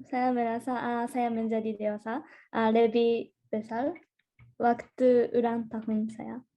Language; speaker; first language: Indonesian; non-native, learner; Japanese